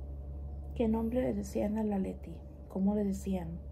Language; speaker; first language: Spanish; native; Spanish